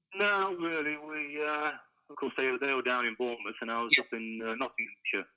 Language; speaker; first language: English; native; English